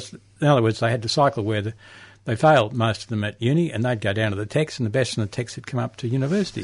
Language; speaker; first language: English; native; English